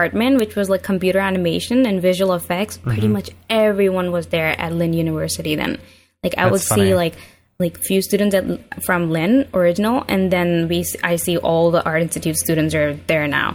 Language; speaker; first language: English; non-native, local second language; Urdu